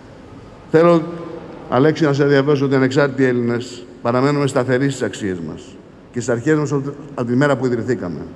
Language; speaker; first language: Greek; native; Greek